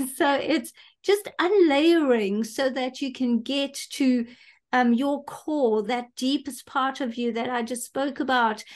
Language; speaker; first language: English; native; English